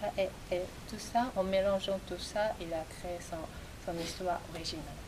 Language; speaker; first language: French; non-native, fluent; Japanese